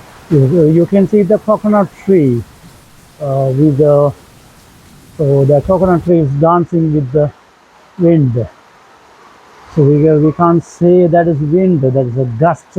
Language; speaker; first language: English; non-native, local second language; Tamil